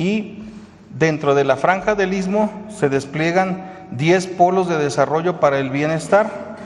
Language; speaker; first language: Spanish; native; Spanish